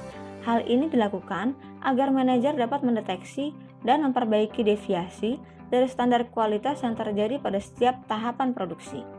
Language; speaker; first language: Indonesian; native; Indonesian